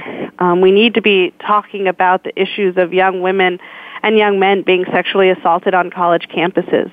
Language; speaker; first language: English; native; English